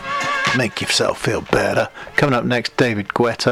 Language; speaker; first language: English; native; English